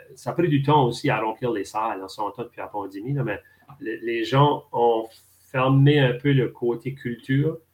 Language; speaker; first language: French; native; French